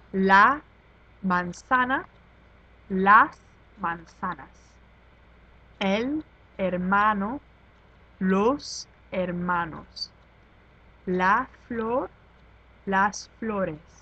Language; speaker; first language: Spanish; non-native, fluent; English